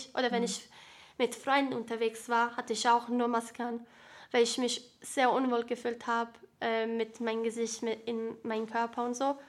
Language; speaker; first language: German; early bilingual, other home language; Bosnian